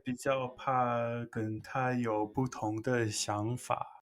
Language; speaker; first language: Chinese; non-native, fluent; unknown